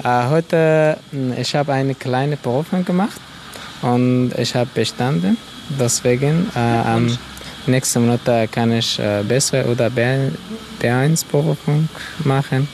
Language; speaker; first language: German; non-native, learner; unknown